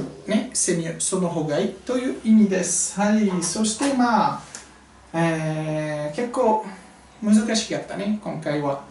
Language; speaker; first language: Japanese; non-native, fluent; French